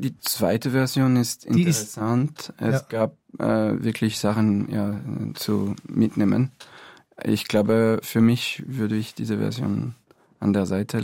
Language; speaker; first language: German; non-native, fluent; French